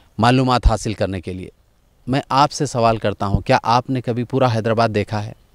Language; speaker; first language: Hindi; non-native, local second language; Urdu